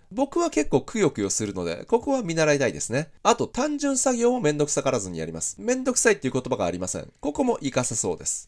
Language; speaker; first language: Japanese; native; Japanese